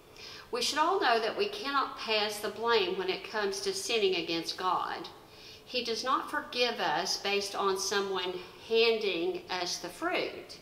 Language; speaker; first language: English; native; English